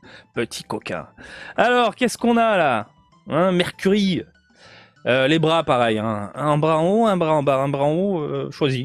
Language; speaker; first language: French; native; French